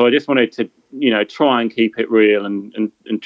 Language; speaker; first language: English; native; English